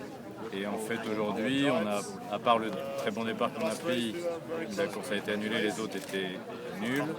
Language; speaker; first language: French; native; French